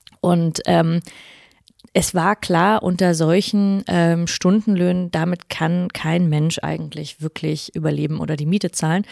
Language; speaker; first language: German; native; German